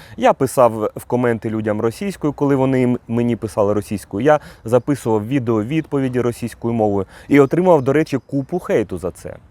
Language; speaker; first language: Ukrainian; native; Ukrainian